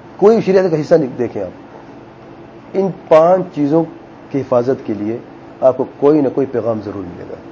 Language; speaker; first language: Urdu; native; Urdu